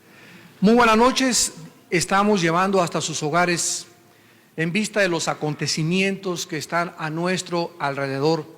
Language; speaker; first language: Spanish; native; Spanish